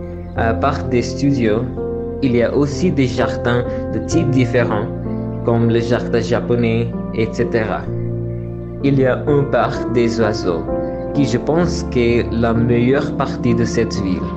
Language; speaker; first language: French; non-native, learner; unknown